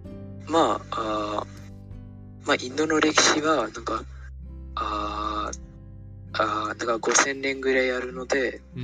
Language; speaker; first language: Japanese; non-native, fluent; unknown